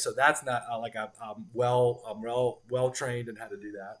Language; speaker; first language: English; native; English